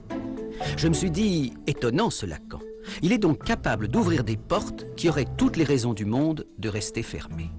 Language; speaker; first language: French; native; French